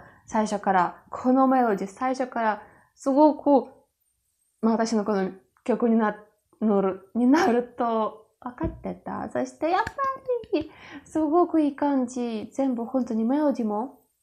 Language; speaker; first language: Japanese; non-native, learner; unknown